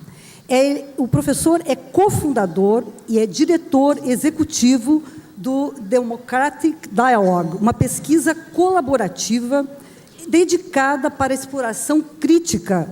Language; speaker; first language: Portuguese; native; Portuguese